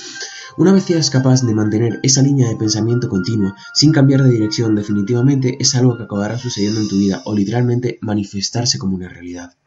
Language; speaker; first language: Spanish; native; Spanish